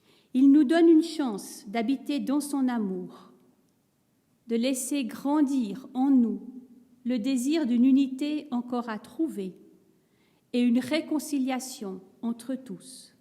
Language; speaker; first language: French; native; French